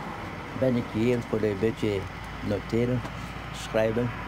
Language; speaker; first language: Dutch; non-native, learner; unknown